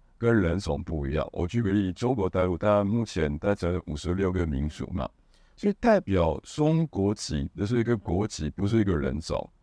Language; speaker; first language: Chinese; non-native, fluent; Hebrew